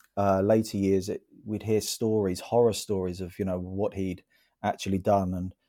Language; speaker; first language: English; native; English